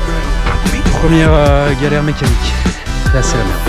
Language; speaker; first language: French; native; French